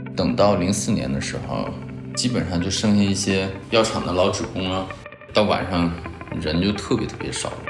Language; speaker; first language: Chinese; native; Chinese